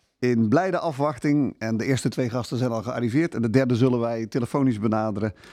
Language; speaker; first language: Dutch; native; Dutch